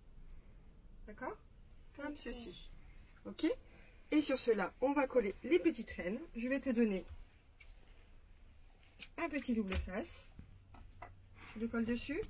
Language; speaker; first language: French; native; French